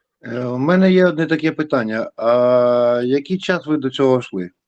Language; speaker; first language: Ukrainian; non-native, local second language; Russian